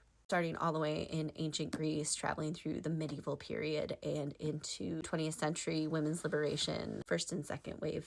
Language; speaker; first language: English; native; English